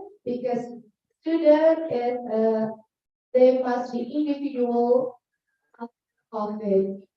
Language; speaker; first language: English; non-native, learner; Indonesian